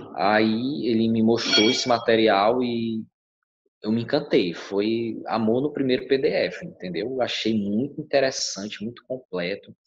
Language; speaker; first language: Portuguese; native; Portuguese